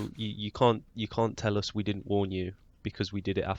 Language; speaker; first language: English; native; English